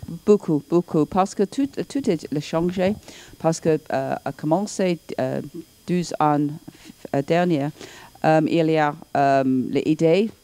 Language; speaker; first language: French; non-native, learner; English